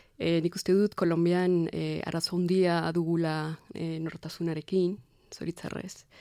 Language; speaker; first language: Basque; non-native, fluent; Spanish